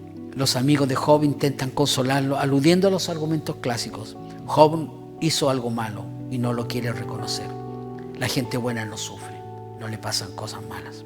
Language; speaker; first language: Spanish; native; Spanish